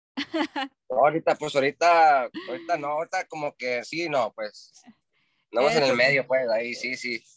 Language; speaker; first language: Spanish; early bilingual, heritage; Spanish